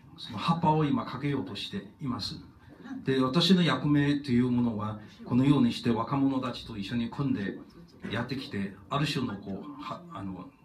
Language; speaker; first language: Japanese; non-native, fluent; Chinese